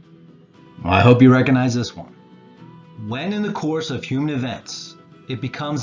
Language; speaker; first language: English; native; English